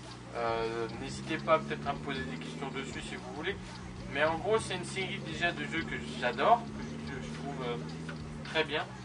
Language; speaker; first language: French; native; French